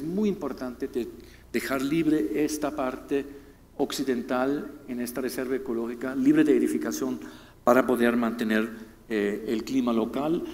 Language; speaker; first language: Spanish; non-native, fluent; German